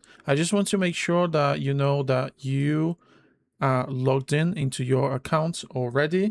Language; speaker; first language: English; non-native, fluent; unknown